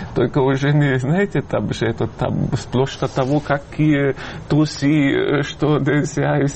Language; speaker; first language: Russian; non-native, fluent; German